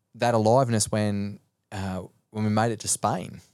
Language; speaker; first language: English; native; English